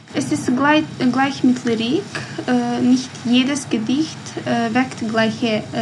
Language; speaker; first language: German; non-native, fluent; Bosnian